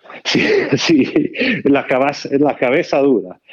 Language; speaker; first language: Spanish; early bilingual, heritage; Spanish